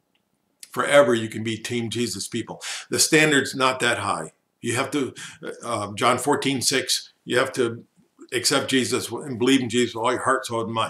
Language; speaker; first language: English; native; English